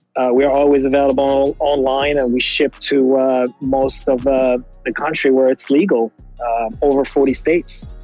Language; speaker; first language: English; non-native, fluent; French